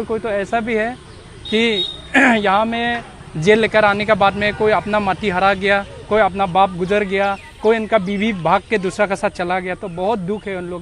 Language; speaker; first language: Hindi; non-native, local second language; Karbi